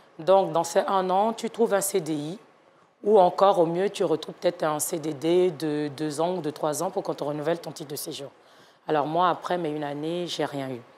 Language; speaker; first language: French; non-native, local second language; Yoruba